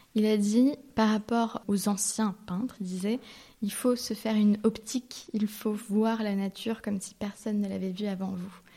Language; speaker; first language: French; early bilingual, heritage; French